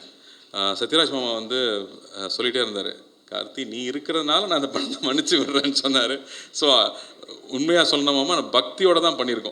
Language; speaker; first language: Tamil; native; Tamil